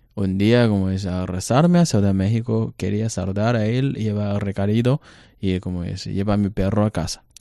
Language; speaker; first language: Spanish; non-native, learner; Chinese